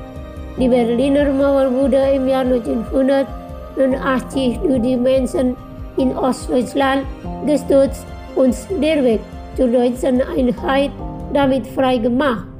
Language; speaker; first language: German; non-native, fluent; Indonesian